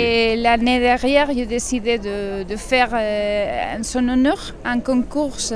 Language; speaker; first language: French; non-native, learner; Spanish